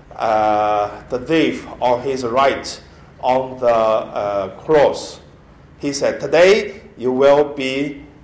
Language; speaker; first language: English; non-native, learner; Chinese